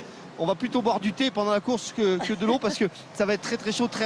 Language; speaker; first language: French; native; French